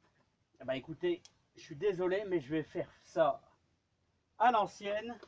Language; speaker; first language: French; native; French